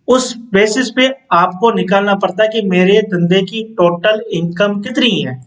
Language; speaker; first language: Hindi; non-native, local second language; Gujarati